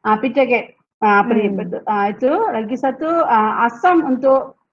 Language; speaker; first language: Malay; non-native, local second language; Telugu